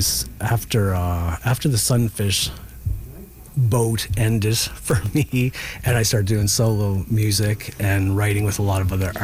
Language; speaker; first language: English; native; English